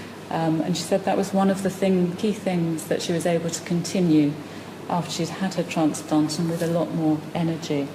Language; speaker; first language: English; native; English